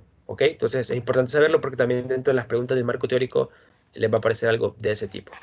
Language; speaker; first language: Spanish; native; Spanish